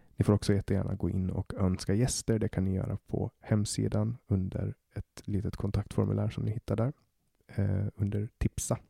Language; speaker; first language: Swedish; native; Swedish